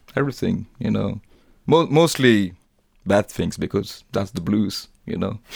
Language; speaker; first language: English; non-native, fluent; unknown